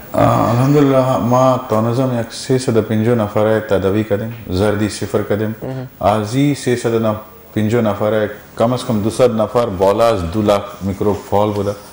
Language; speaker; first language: Persian; non-native, learner; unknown